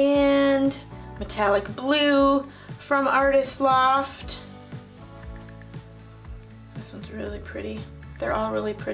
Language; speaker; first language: English; native; English